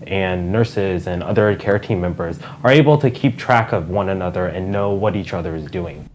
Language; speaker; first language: English; native; English